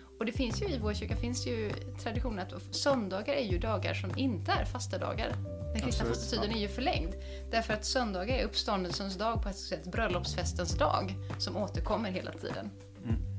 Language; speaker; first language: Swedish; native; Swedish